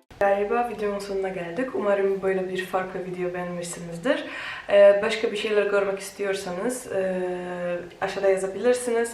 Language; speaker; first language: Turkish; non-native, fluent; Polish